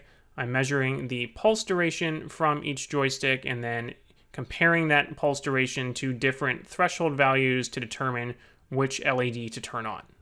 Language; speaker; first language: English; native; English